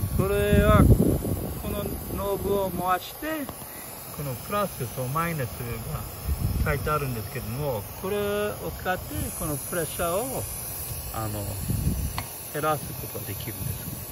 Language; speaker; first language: Japanese; non-native, fluent; English